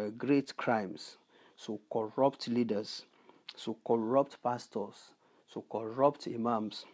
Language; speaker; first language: English; non-native, local second language; Yoruba